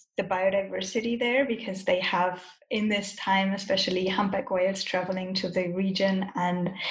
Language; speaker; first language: English; non-native, fluent; German